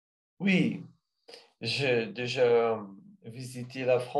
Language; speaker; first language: French; non-native, learner; Portuguese